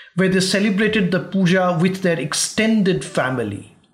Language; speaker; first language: English; non-native, local second language; Bangla